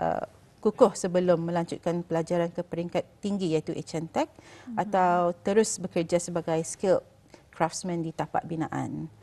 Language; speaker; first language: Malay; native; Malay